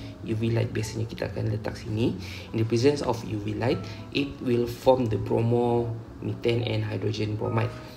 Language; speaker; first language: English; non-native, local second language; Malay